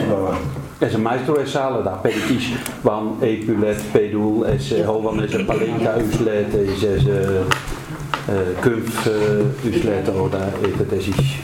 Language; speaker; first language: Hungarian; non-native, learner; Dutch